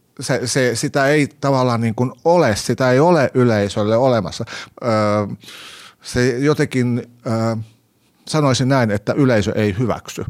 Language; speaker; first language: Finnish; native; Finnish